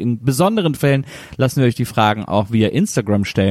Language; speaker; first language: German; native; German